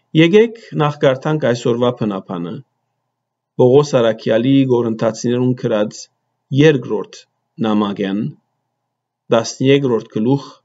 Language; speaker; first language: Armenian; early bilingual, heritage; Armenian